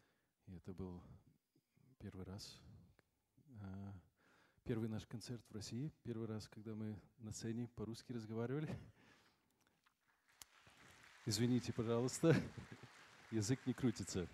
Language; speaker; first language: Russian; early bilingual, heritage; Russian